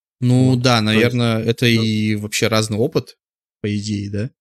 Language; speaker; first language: Russian; native; Russian